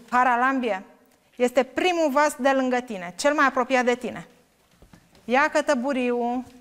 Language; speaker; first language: Romanian; native; Romanian